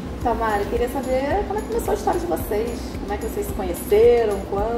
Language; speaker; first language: Portuguese; native; Portuguese